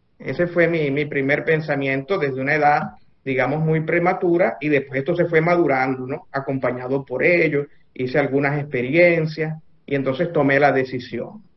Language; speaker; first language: Spanish; native; Spanish